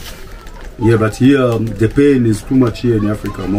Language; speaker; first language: English; non-native, fluent; Swahili